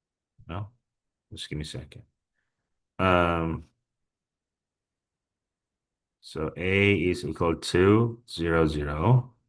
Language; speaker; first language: English; non-native, fluent; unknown